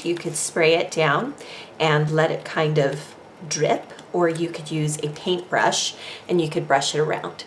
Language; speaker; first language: English; native; English